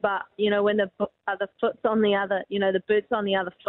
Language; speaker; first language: English; native; English